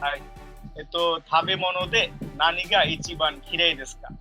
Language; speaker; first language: Japanese; non-native, fluent; Bangla